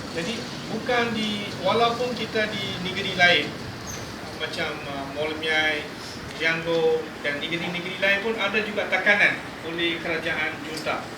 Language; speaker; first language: Malay; non-native, fluent; Rohingya